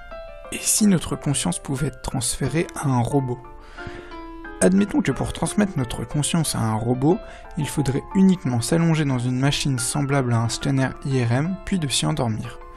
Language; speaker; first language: French; native; French